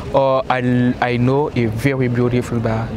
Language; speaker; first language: English; non-native, learner; French